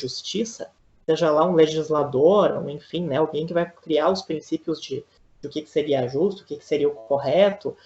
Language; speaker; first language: Portuguese; native; Portuguese